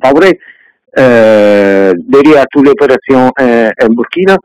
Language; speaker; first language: French; non-native, learner; Italian